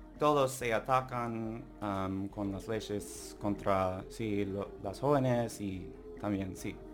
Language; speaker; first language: Spanish; non-native, learner; English